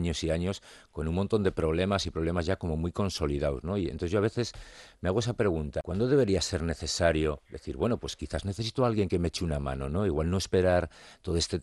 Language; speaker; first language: Spanish; native; Spanish